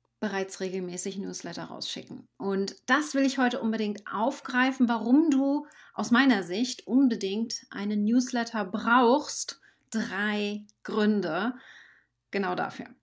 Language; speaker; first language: German; native; German